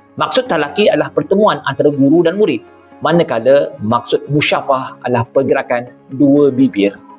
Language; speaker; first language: Malay; native; Malay